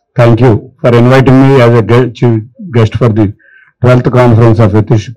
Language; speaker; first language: English; non-native, local second language; Telugu